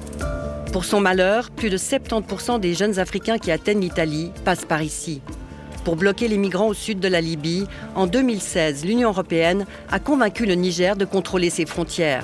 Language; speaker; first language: French; native; French